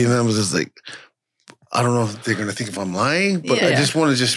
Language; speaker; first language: English; native; English